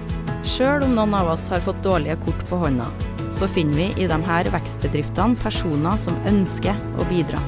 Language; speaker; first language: Norwegian; native; Norwegian